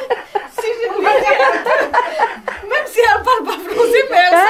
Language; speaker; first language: French; non-native, fluent; Romanian